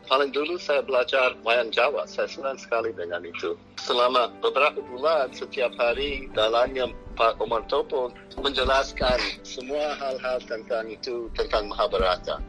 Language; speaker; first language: Indonesian; non-native, fluent; English